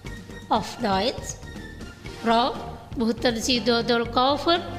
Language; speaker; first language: German; non-native, fluent; Indonesian